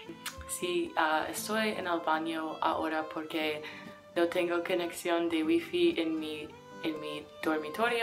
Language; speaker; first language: Spanish; non-native, learner; English